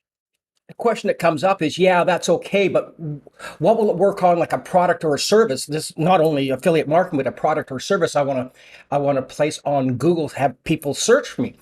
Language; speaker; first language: English; native; English